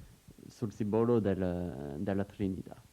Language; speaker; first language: Italian; non-native, learner; French